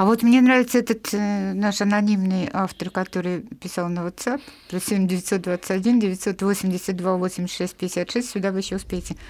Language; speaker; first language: Russian; native; Russian